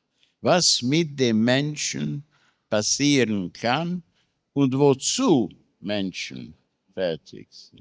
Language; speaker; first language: German; non-native, fluent; Hungarian